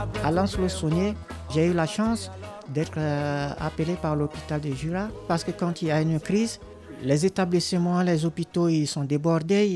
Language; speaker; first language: French; non-native, local second language; Sango